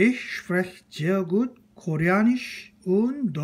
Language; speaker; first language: German; non-native, fluent; Korean